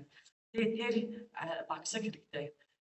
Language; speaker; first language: Mongolian; non-native, learner; English